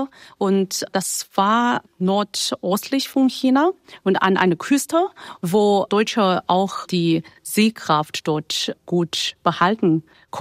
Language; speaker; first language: German; non-native, fluent; Chinese